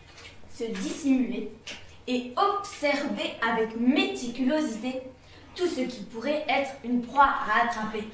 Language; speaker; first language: French; native; French